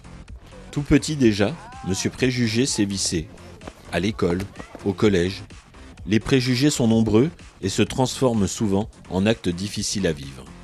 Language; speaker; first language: French; native; French